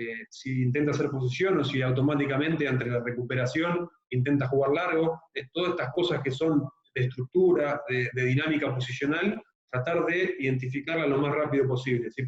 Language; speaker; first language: Spanish; native; Spanish